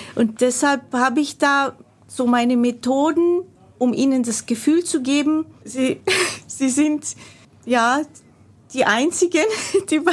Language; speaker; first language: German; non-native, fluent; Greek